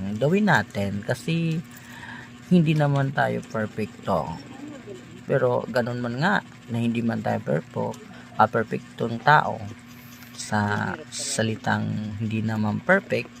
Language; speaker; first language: Filipino; non-native, local second language; Masbatenyo